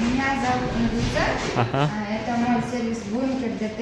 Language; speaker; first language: Russian; native; Russian